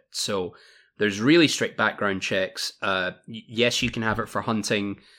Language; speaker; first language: English; native; English